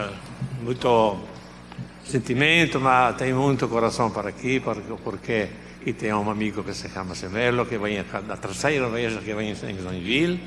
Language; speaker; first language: Portuguese; non-native, learner; Italian